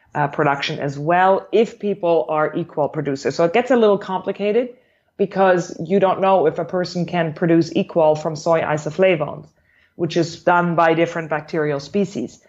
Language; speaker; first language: English; non-native, fluent; German